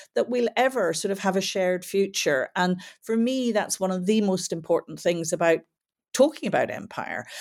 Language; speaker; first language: English; native; English